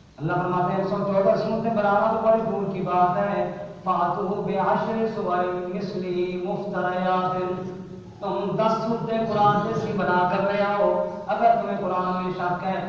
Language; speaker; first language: Urdu; non-native, local second language; Punjabi